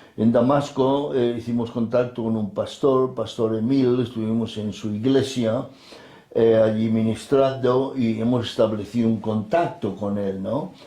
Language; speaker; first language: Spanish; native; Spanish